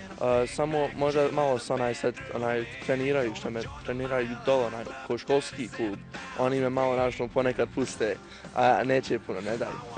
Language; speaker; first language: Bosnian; early bilingual, heritage; Croatian